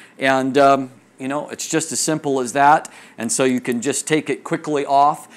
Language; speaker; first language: English; native; English